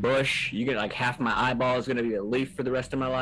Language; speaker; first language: English; native; English